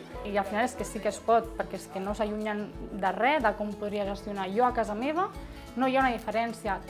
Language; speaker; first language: Catalan; native; Catalan